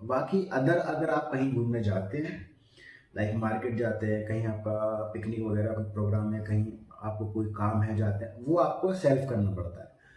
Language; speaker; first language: Hindi; native; Hindi